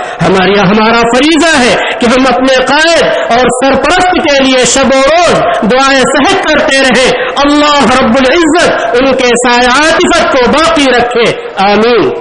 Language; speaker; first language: Urdu; native; Urdu